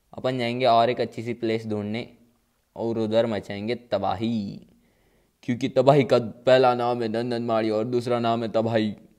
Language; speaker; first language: Hindi; non-native, local second language; Marathi